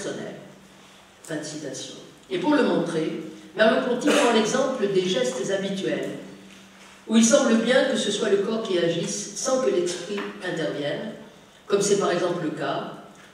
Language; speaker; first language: French; native; French